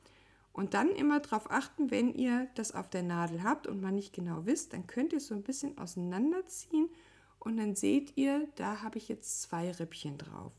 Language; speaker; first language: German; native; German